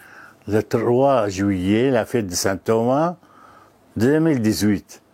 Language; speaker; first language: French; non-native, fluent; Arabic